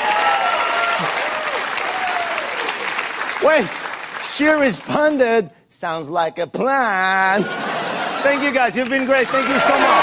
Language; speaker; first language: English; non-native, fluent; French